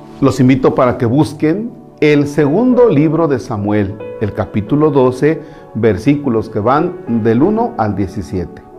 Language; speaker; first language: Spanish; native; Spanish